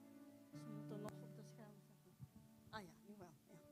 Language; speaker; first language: Dutch; non-native, local second language; Papiamento